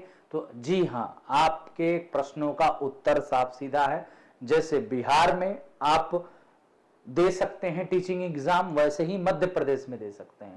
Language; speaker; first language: Hindi; native; Hindi